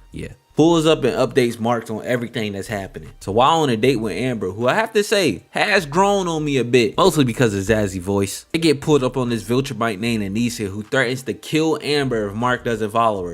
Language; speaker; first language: English; native; English